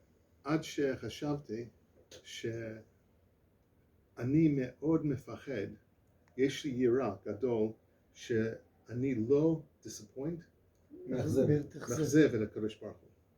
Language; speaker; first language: Hebrew; non-native, learner; English